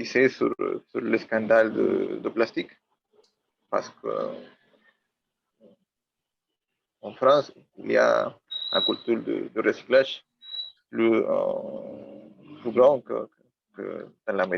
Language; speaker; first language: French; non-native, learner; Spanish